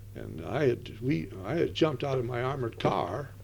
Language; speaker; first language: English; early bilingual, other home language; Dutch